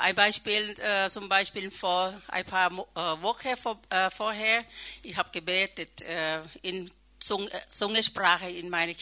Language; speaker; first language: German; non-native, learner; Thai